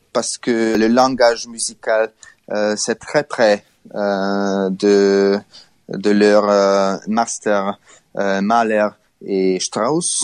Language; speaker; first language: French; non-native, learner; Hungarian